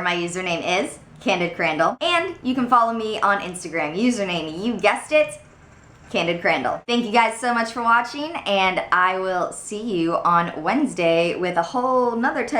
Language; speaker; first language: English; native; English